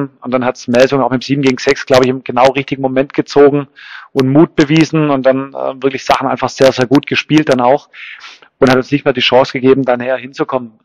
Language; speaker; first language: German; native; German